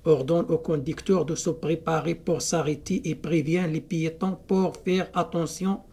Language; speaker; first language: French; non-native, local second language; Arabic